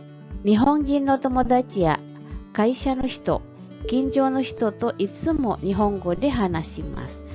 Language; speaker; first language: Japanese; non-native, fluent; Indonesian